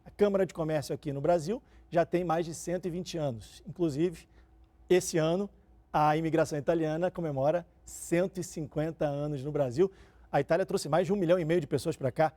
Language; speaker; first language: Portuguese; native; Portuguese